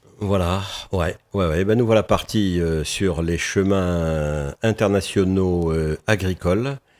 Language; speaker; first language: French; native; French